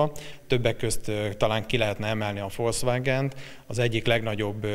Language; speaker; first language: Hungarian; native; Hungarian